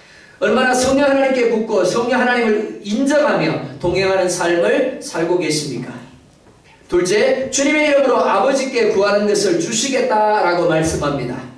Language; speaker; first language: Korean; native; Korean